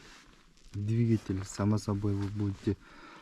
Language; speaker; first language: Russian; non-native, local second language; Kyrgyz